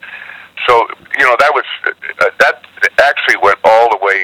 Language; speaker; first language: English; native; English